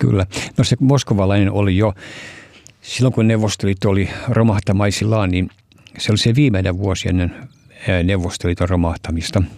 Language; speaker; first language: Finnish; early bilingual, heritage; Finnish